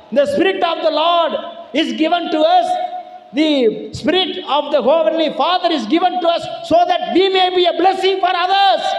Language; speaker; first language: English; non-native, local second language; Tamil